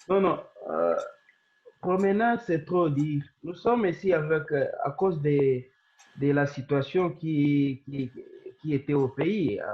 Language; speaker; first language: French; non-native, local second language; Swahili